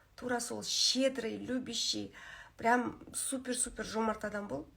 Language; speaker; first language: Russian; non-native, local second language; Kazakh